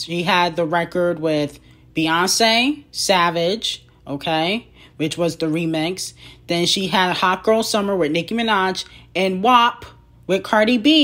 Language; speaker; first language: English; native; English